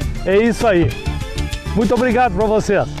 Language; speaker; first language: Portuguese; native; Portuguese